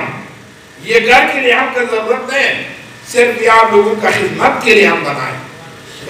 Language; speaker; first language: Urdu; non-native, fluent; Pashto